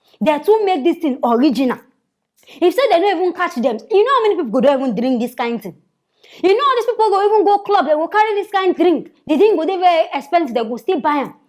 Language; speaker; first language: Nigerian Pidgin; native; Nigerian Pidgin